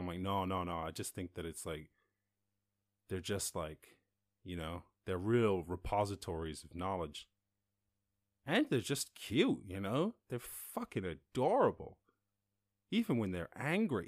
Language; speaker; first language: English; native; English